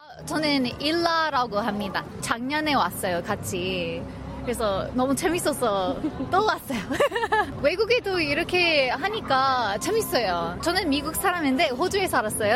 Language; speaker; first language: Korean; non-native, fluent; English